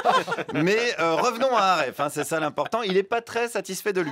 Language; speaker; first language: French; native; French